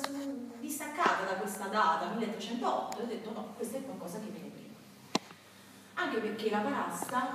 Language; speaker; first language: Italian; native; Italian